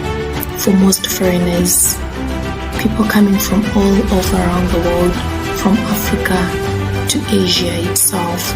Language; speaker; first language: English; non-native, fluent; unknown